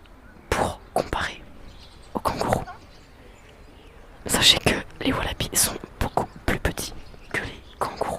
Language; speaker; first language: French; native; French